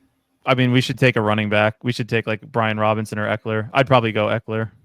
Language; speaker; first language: English; native; English